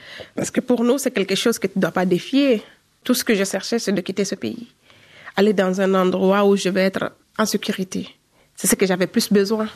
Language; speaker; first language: French; non-native, local second language; Fula